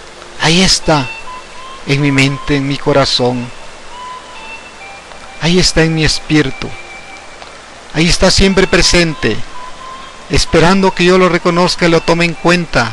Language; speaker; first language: Spanish; native; Spanish